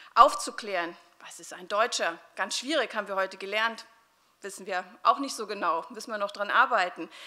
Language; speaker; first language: German; native; German